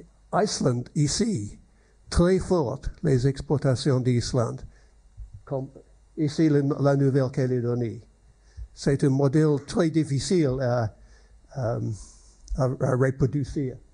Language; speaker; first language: French; non-native, learner; English